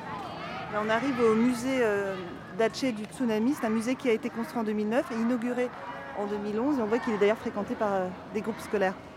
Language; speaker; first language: French; native; French